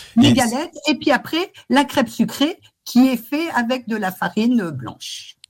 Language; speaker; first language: French; native; French